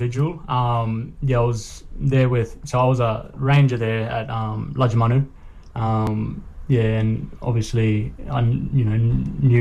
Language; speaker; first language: English; native; English